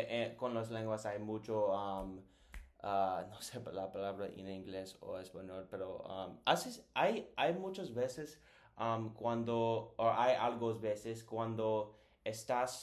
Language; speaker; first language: Spanish; non-native, learner; English